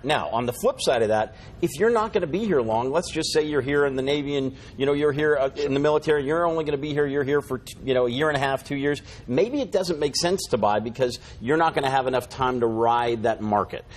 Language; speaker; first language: English; native; English